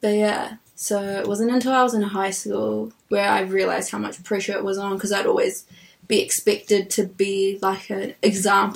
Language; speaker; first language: English; native; English